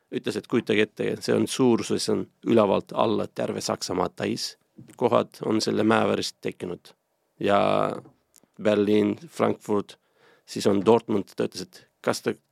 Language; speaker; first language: Estonian; non-native, fluent; Turkish